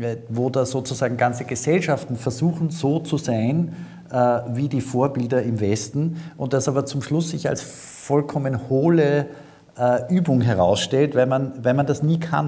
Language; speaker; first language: German; native; German